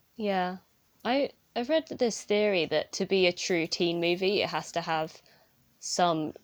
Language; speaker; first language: English; native; English